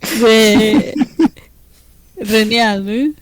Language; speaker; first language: French; non-native, fluent; Spanish